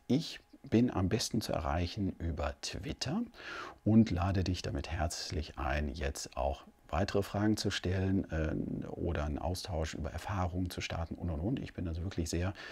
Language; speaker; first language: German; native; German